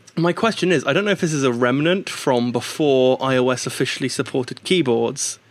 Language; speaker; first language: English; native; English